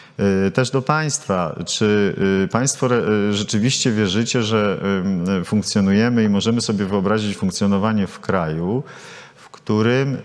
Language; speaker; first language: Polish; native; Polish